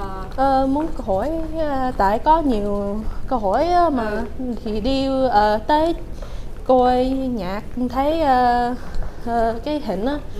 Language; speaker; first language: Vietnamese; early bilingual, heritage; Vietnamese